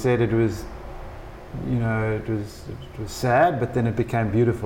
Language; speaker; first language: English; native; English